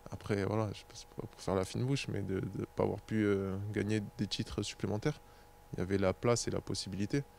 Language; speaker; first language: French; native; French